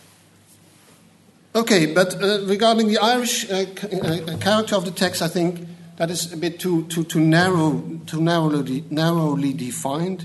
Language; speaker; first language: English; non-native, fluent; Dutch